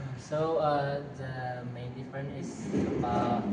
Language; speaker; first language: English; non-native, learner; Indonesian